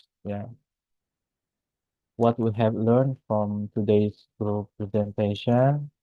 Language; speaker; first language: English; non-native, fluent; Indonesian